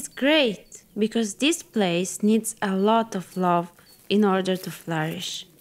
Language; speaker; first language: English; non-native, fluent; Romanian